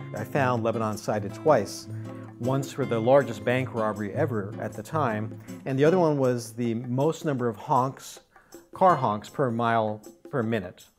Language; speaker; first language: English; non-native, fluent; Arabic